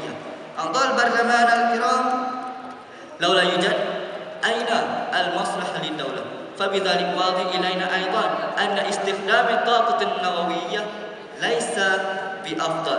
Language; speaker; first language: Arabic; non-native, learner; Malay